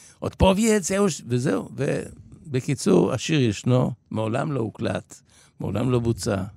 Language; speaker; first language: Hebrew; early bilingual, other home language; Polish